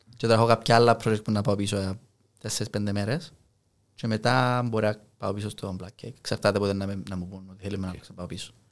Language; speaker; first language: Greek; native; Greek